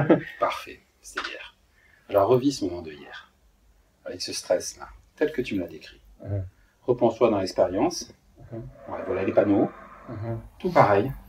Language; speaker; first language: French; native; French